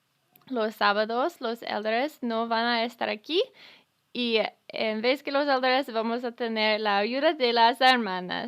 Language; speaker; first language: Spanish; non-native, fluent; English